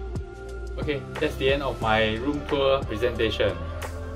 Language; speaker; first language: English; non-native, local second language; Chinese